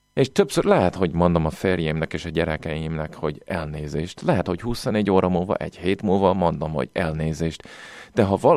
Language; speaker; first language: Hungarian; non-native, fluent; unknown